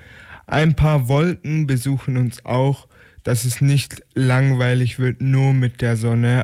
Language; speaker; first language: German; native; German